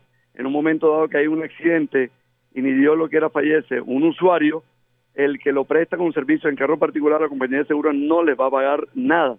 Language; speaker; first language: Spanish; native; Spanish